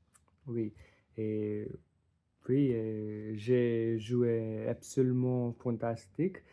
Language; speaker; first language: French; non-native, learner; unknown